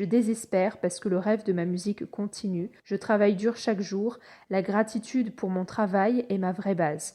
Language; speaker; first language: French; native; French